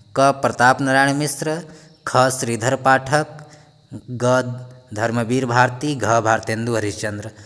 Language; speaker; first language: Hindi; native; Hindi